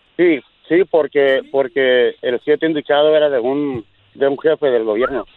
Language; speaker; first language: Spanish; native; Spanish